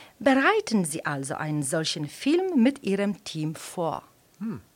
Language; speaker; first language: German; non-native, fluent; Polish